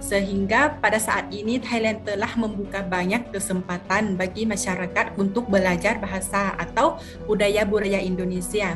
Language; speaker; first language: Indonesian; non-native, fluent; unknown